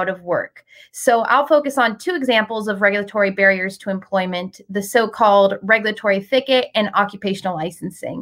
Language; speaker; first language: English; native; English